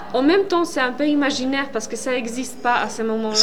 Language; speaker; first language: French; non-native, fluent; Polish